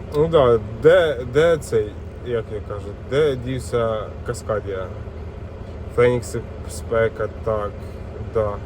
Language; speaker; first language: Ukrainian; non-native, local second language; Russian